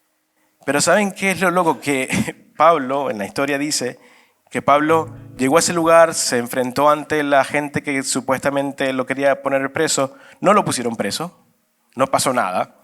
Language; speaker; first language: Spanish; native; Spanish